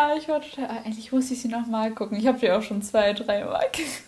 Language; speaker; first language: German; native; German